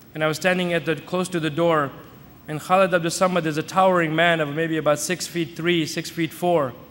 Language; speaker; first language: English; native; English